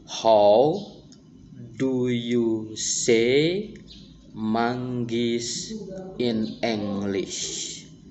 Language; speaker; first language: English; non-native, fluent; Indonesian